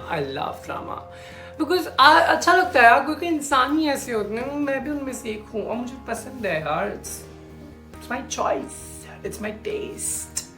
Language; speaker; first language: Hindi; native; Hindi